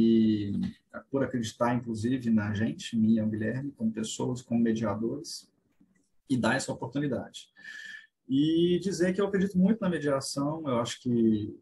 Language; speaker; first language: Portuguese; native; Portuguese